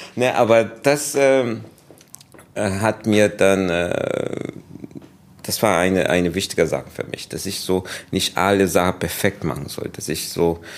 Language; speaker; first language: German; non-native, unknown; Portuguese